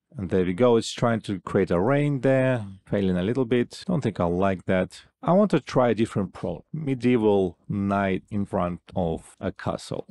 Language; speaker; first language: English; non-native, fluent; Russian